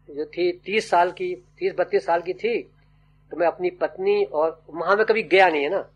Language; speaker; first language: Hindi; native; Hindi